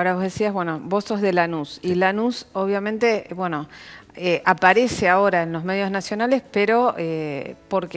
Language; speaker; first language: Spanish; native; Spanish